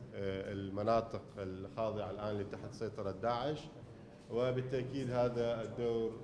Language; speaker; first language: Arabic; native; Arabic